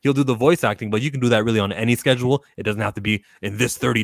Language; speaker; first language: English; native; English